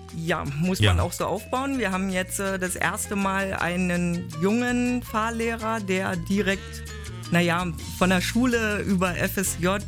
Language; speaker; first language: German; native; German